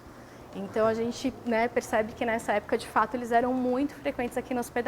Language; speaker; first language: Portuguese; native; Portuguese